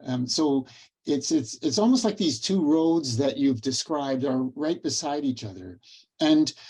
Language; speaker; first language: English; native; English